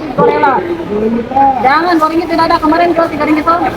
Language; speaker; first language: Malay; non-native, local second language; Javanese